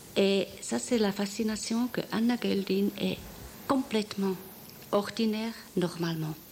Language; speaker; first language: French; non-native, fluent; German